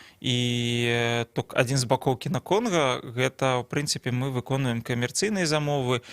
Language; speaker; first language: Belarusian; non-native, local second language; Russian